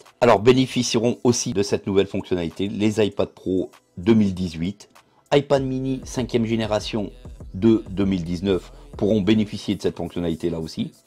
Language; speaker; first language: French; native; French